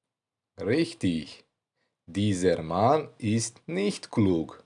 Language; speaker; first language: German; non-native, fluent; Tajik